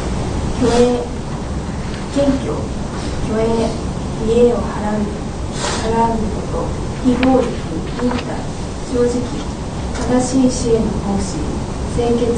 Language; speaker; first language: Japanese; native; Japanese